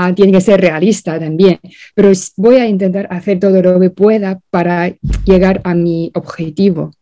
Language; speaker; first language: Spanish; non-native, fluent; Chinese